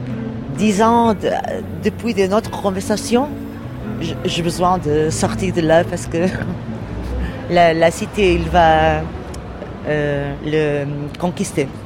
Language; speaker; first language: French; non-native, learner; Portuguese